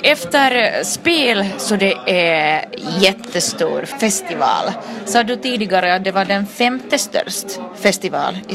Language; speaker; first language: Swedish; non-native, local second language; Finnish